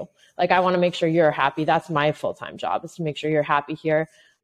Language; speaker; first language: English; native; English